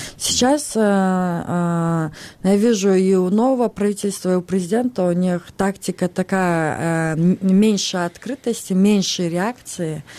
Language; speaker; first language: Russian; non-native, local second language; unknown